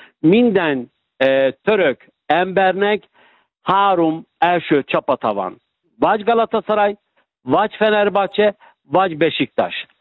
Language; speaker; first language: Hungarian; non-native, fluent; Turkish